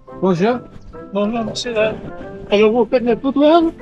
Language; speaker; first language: French; non-native, learner; English